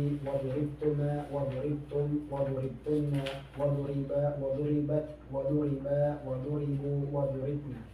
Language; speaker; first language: Arabic; non-native, learner; Indonesian